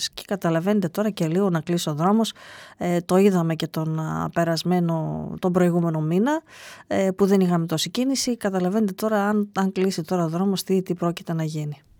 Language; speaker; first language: Greek; native; Greek